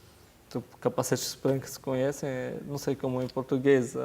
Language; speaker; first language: Portuguese; non-native, fluent; Arabic